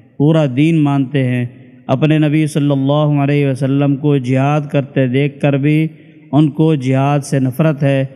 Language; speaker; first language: Urdu; native; Urdu